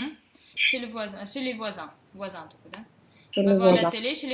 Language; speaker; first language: French; non-native, fluent; Russian